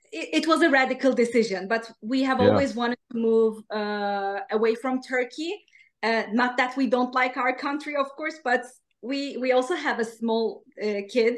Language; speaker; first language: English; non-native, fluent; Turkish